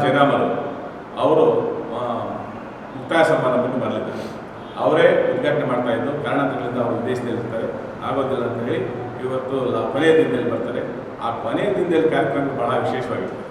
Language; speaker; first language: Kannada; native; Kannada